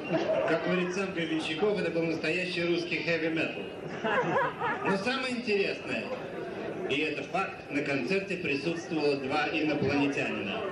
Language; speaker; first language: Russian; native; Russian